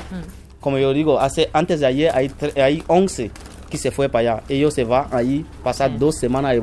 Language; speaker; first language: Spanish; non-native, fluent; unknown